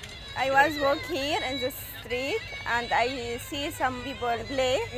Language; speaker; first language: English; non-native, learner; Arabic